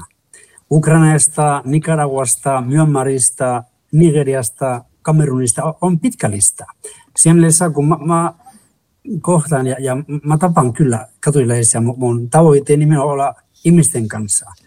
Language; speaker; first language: Finnish; non-native, fluent; Spanish